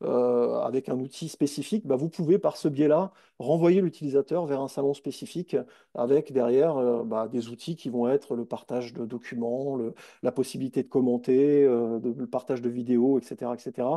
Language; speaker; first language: French; native; French